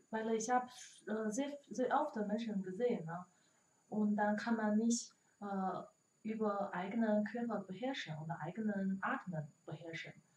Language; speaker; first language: German; non-native, learner; Chinese